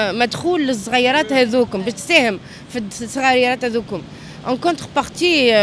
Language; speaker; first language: Arabic; native; Arabic